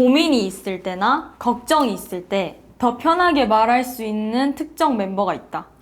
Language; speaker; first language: Korean; native; Korean